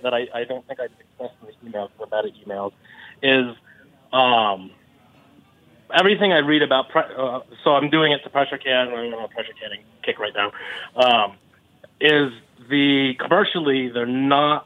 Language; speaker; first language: English; native; English